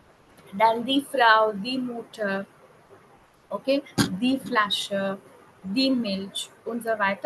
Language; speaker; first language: German; non-native, fluent; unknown